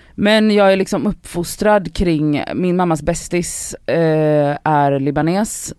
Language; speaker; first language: Swedish; early bilingual, other home language; Polish